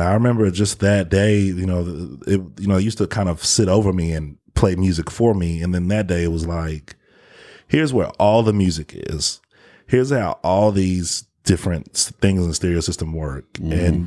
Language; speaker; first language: English; native; English